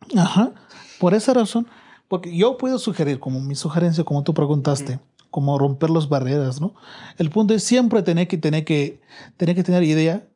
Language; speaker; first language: Spanish; non-native, learner; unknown